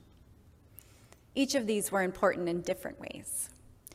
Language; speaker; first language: English; native; English